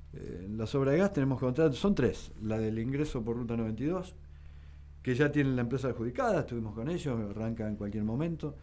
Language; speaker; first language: Spanish; native; Spanish